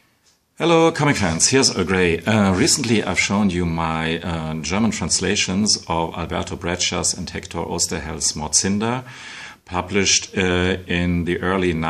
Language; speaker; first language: English; non-native, fluent; German